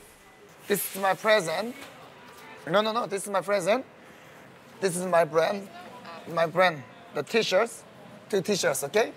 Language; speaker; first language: English; non-native, learner; Korean